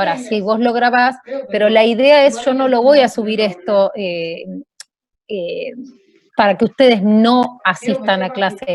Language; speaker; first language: Spanish; native; Spanish